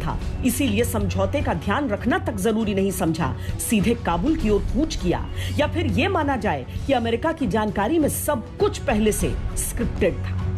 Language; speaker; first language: Hindi; native; Hindi